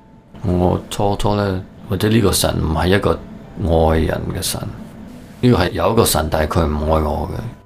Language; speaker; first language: Cantonese; early bilingual, heritage; Cantonese